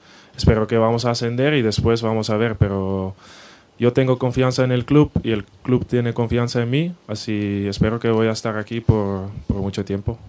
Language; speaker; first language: Spanish; non-native, learner; Dutch